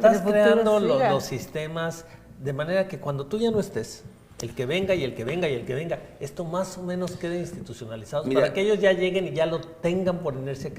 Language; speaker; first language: Spanish; native; Spanish